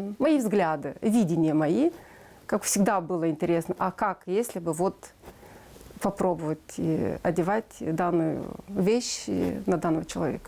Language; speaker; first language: Russian; non-native, local second language; Romanian